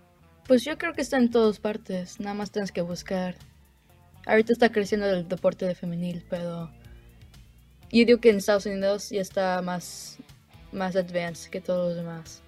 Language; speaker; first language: Spanish; early bilingual, heritage; Spanish